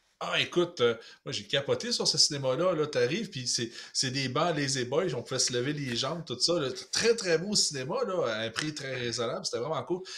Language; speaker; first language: French; native; French